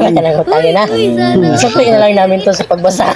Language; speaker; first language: Filipino; non-native, local second language; Cebuano